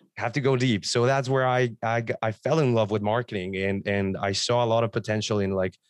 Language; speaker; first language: English; non-native, fluent; Spanish